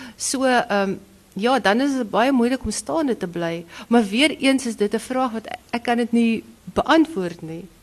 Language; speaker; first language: Afrikaans; native; Afrikaans